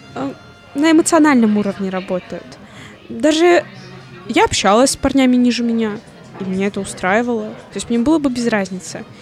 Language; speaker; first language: Russian; native; Russian